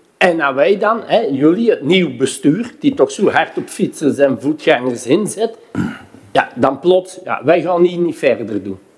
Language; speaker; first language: Dutch; native; Dutch